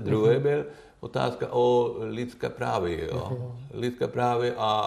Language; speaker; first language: Czech; non-native, learner; Swedish